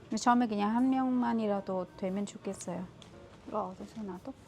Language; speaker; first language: Korean; non-native, fluent; Vietnamese